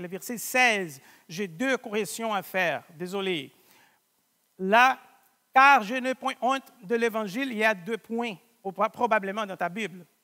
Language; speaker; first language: French; non-native, fluent; Portuguese